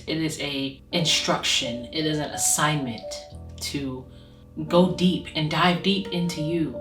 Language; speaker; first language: English; native; English